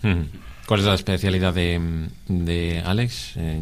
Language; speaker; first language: Spanish; native; Spanish